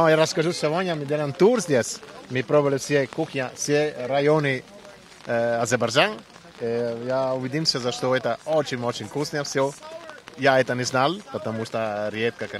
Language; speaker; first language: Russian; non-native, learner; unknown